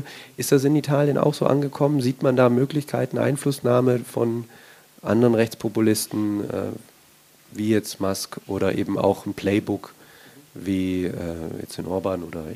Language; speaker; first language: German; native; German